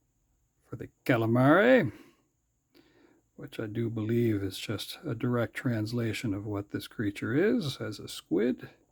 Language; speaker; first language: English; native; English